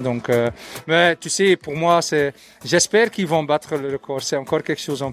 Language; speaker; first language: French; non-native, local second language; Dutch